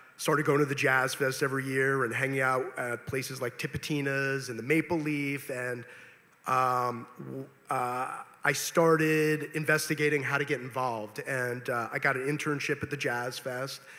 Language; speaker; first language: English; native; English